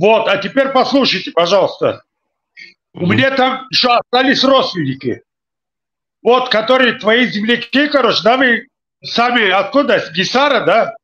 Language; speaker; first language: Russian; non-native, local second language; Tajik